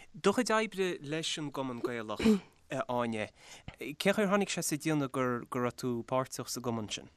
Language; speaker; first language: Irish; native; Irish